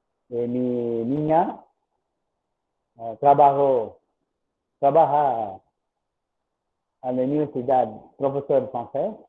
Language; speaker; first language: Spanish; non-native, learner; Tamil